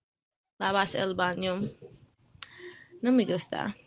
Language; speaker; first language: Spanish; non-native, learner; English